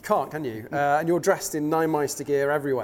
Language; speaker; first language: English; native; English